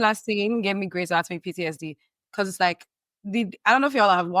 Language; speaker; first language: English; native; English